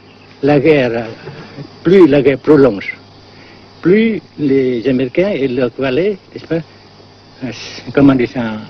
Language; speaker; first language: French; non-native, local second language; Vietnamese